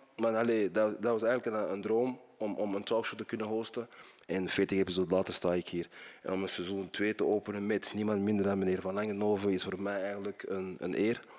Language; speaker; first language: Dutch; early bilingual, other home language; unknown